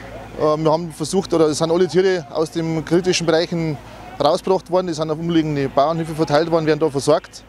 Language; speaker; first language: German; native; German